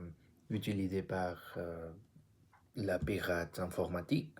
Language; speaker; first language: French; non-native, learner; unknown